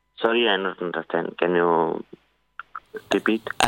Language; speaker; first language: English; non-native, learner; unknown